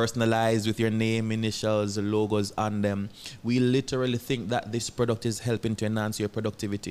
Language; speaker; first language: English; non-native, local second language; Jamaican Creole English